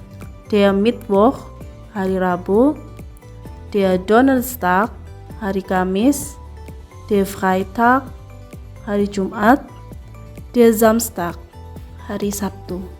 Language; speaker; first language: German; non-native, fluent; Indonesian